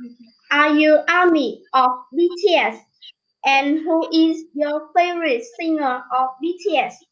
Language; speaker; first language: English; non-native, learner; Vietnamese